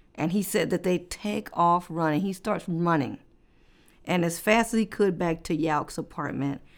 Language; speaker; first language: English; native; English